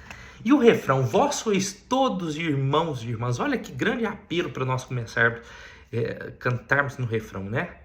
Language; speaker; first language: Portuguese; native; Portuguese